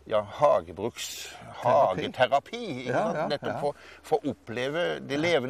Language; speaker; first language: Norwegian; native; Norwegian